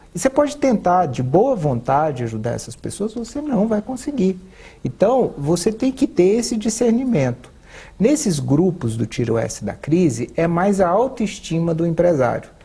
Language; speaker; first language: Portuguese; native; Portuguese